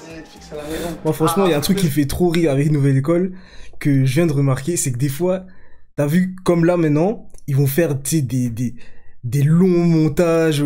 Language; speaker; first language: French; native; French